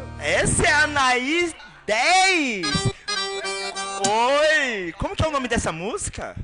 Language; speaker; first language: Portuguese; native; Portuguese